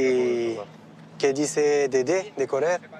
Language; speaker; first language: Spanish; non-native, learner; French